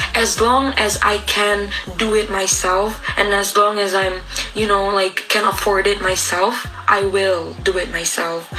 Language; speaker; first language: English; non-native, fluent; Indonesian